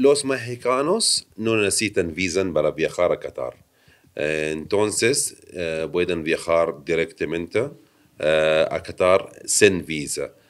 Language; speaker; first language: Spanish; non-native, learner; Arabic